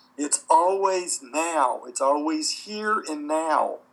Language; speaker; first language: English; native; English